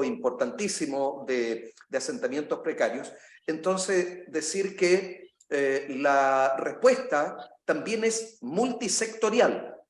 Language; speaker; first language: Spanish; native; Spanish